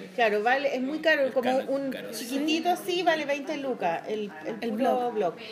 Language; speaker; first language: Spanish; native; Spanish